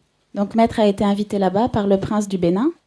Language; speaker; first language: French; native; French